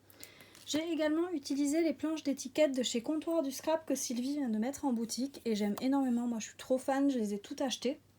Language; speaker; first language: French; native; French